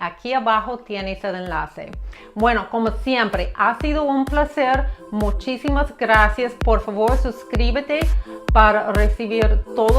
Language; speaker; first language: Spanish; non-native, fluent; English